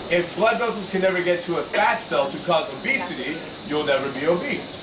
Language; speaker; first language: English; native; English